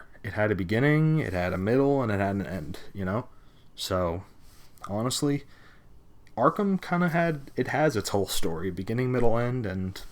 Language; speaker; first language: English; native; English